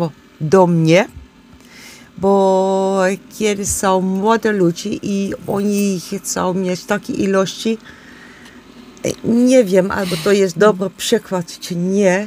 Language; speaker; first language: Polish; non-native, learner; Dutch